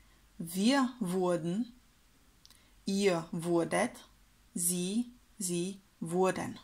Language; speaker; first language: German; non-native, fluent; Romanian